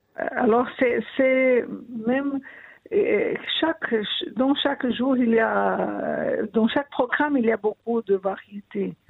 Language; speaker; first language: French; non-native, fluent; Portuguese